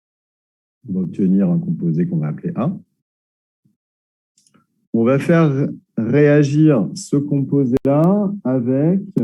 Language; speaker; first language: French; native; French